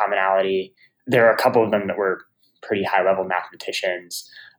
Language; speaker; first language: English; native; English